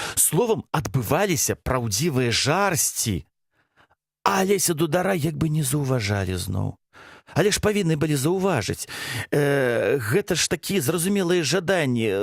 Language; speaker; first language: Belarusian; non-native, local second language; Russian